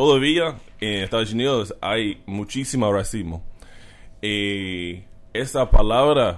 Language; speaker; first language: Spanish; non-native, learner; English